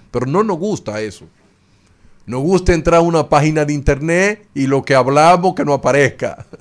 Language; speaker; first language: Spanish; native; Spanish